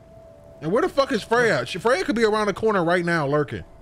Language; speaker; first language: English; native; English